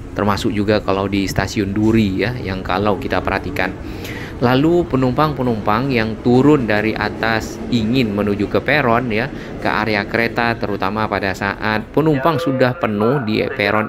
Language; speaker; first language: Indonesian; native; Indonesian